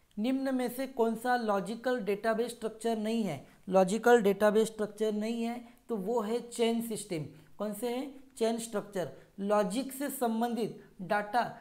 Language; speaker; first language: Hindi; non-native, local second language; Marathi